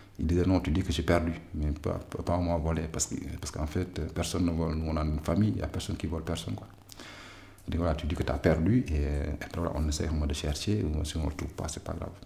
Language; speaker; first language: French; non-native, local second language; Wolof